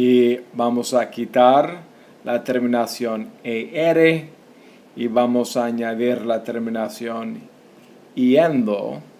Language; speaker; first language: Spanish; non-native, fluent; English